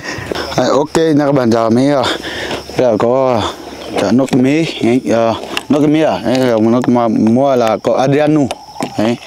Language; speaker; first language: Vietnamese; non-native, learner; Portuguese